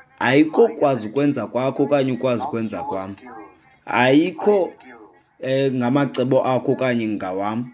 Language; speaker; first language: Xhosa; native; Xhosa